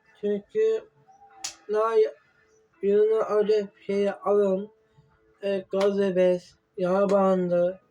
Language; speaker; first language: Turkish; non-native, learner; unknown